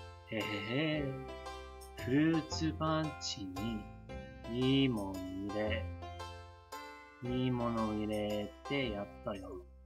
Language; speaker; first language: Japanese; non-native, learner; English